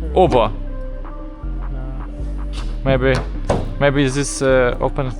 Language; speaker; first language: English; non-native, learner; Ukrainian